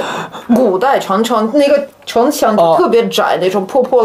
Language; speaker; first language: Chinese; native; Chinese